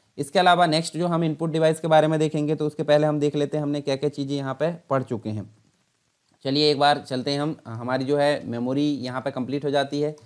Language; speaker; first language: Hindi; native; Hindi